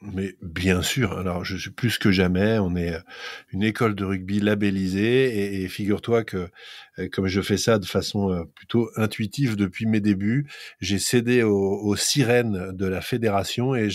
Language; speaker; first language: French; native; French